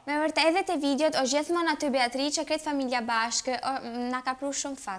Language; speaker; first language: Albanian; early bilingual, heritage; Albanian